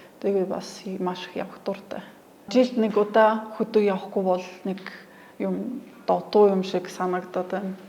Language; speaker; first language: Mongolian; non-native, fluent; Polish